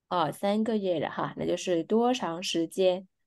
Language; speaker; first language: Chinese; non-native, fluent; Vietnamese